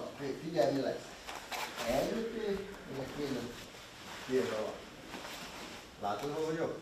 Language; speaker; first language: Hungarian; non-native, learner; Portuguese